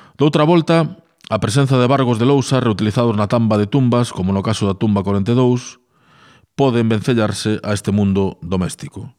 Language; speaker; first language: Galician; native; Galician